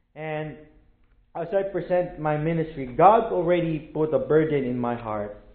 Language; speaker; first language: English; non-native, local second language; Filipino